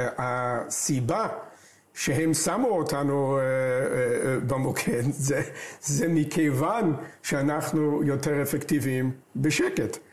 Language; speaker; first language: Hebrew; non-native, fluent; English